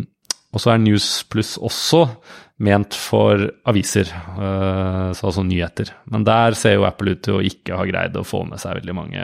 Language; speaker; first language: Norwegian; native; Norwegian